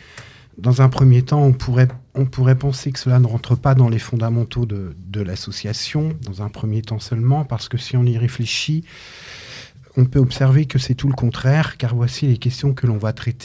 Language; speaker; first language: French; native; French